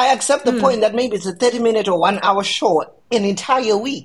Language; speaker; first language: English; non-native, local second language; Shona